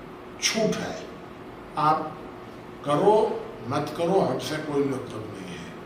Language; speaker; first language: Hindi; native; Hindi